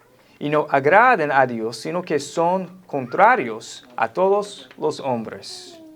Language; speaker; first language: Spanish; non-native, fluent; English